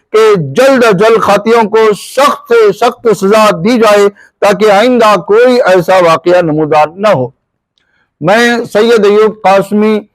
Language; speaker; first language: Urdu; native; Urdu